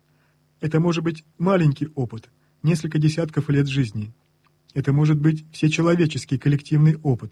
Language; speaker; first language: Russian; native; Russian